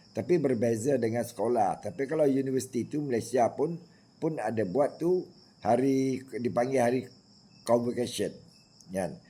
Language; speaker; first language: Malay; native; Malay